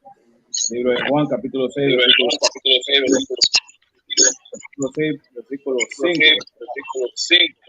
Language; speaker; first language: Spanish; non-native, learner; English